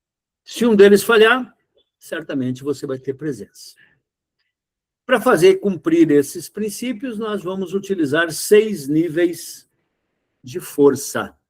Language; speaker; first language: Portuguese; native; Portuguese